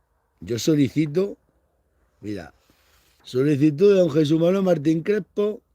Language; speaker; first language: Spanish; native; Spanish